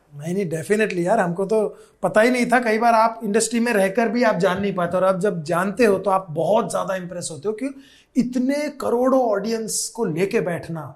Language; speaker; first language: Hindi; native; Hindi